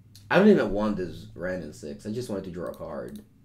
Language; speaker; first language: English; non-native, fluent; Italian